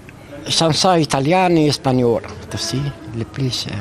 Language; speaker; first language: French; non-native, learner; Arabic